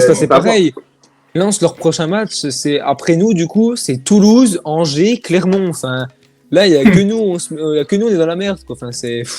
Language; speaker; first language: French; native; French